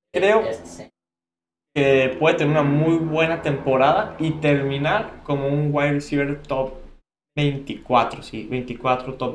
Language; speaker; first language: Spanish; native; Spanish